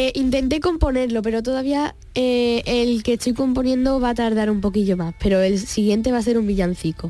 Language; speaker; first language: Spanish; native; Spanish